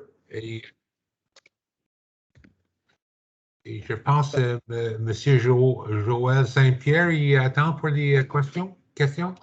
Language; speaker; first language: French; non-native, learner; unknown